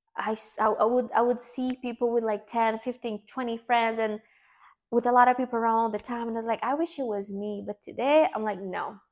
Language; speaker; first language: English; non-native, fluent; Portuguese